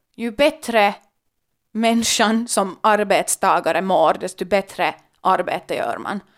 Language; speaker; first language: Swedish; native; Swedish